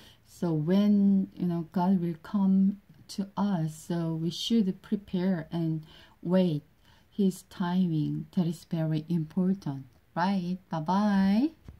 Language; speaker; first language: English; non-native, learner; Korean